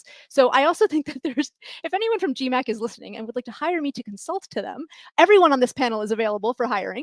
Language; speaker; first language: English; native; English